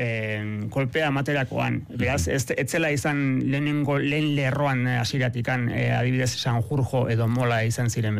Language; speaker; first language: Basque; native; Basque